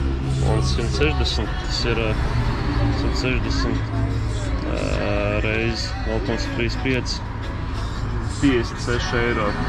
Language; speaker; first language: Latvian; native; Latvian